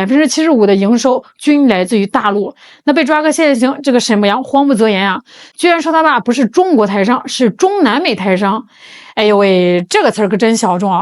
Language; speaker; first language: Chinese; native; Chinese